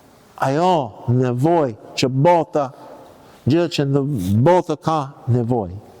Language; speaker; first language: Albanian; non-native, fluent; English